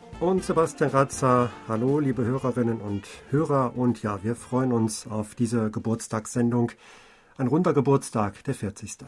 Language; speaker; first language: German; native; German